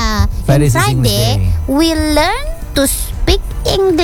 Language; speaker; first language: English; non-native, learner; Indonesian